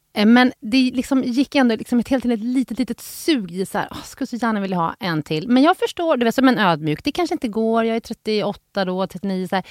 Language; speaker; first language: Swedish; native; Swedish